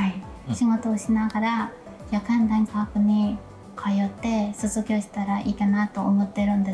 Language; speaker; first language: Japanese; non-native, learner; Burmese